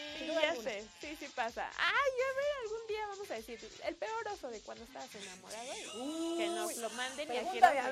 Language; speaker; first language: Spanish; native; Spanish